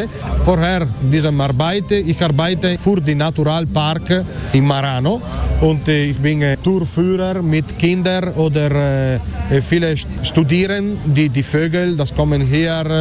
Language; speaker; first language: German; non-native, learner; Italian